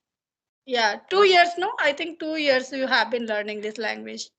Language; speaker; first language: English; non-native, learner; Hindi